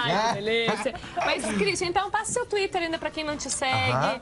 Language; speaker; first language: Portuguese; native; Portuguese